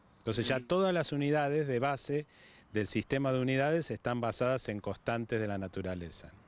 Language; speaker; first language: Spanish; native; Spanish